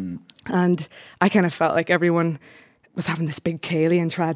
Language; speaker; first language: English; native; English